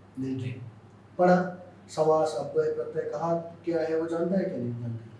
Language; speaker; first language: Hindi; non-native, local second language; Bangla